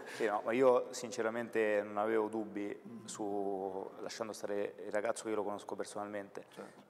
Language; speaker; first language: Italian; native; Italian